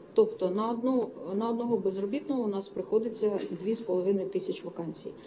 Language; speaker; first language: Ukrainian; native; Ukrainian